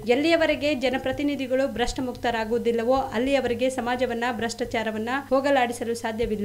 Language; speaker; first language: Kannada; native; Kannada